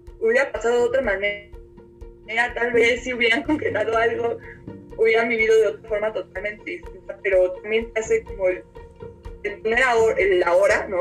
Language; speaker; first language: Spanish; native; Spanish